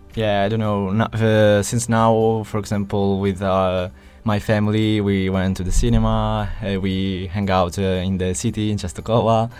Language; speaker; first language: English; non-native, fluent; Italian